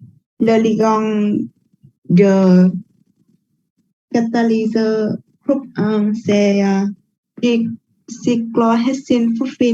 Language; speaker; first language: French; non-native, learner; Vietnamese